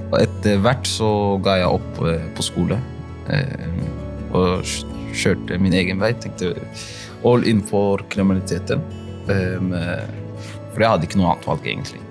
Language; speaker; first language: Norwegian; early bilingual, other home language; Somali